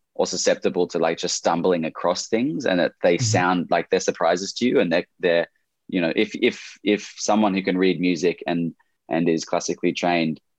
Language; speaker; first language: English; native; English